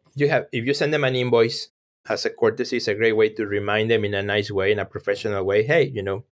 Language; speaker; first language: English; non-native, fluent; Spanish